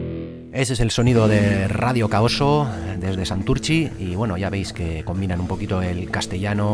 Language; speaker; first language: Spanish; native; Spanish